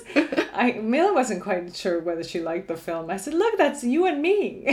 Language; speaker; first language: English; native; English